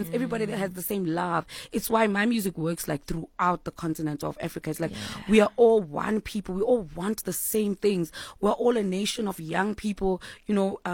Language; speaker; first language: English; non-native, local second language; Xhosa